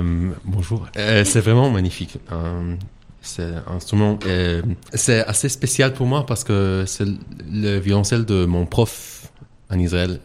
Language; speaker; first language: French; non-native, learner; Hebrew